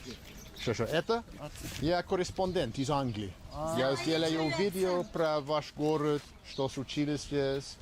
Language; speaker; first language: Russian; non-native, learner; English